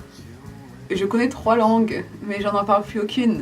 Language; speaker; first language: French; native; French